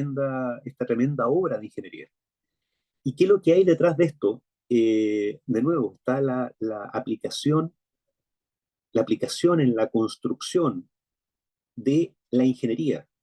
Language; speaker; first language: Spanish; native; Spanish